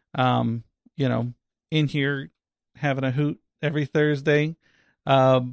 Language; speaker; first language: English; native; English